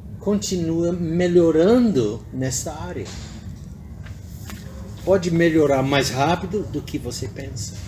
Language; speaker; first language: Portuguese; non-native, fluent; English